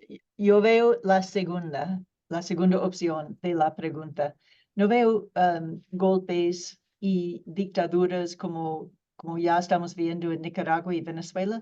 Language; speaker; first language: Spanish; non-native, fluent; English